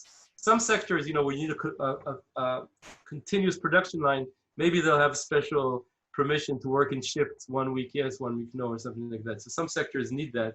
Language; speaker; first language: English; non-native, fluent; Hebrew